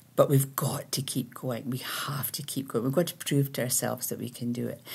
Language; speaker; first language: English; native; English